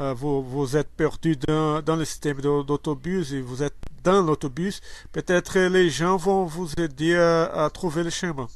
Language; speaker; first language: French; non-native, learner; Portuguese